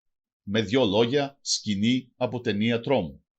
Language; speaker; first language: Greek; non-native, local second language; Macedonian